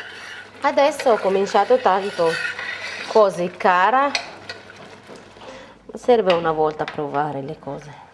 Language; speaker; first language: Italian; non-native, learner; Arabic